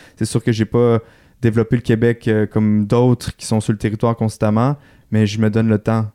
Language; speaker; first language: French; native; French